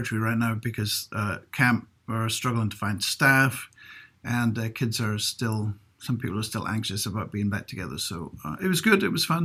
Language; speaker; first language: English; native; English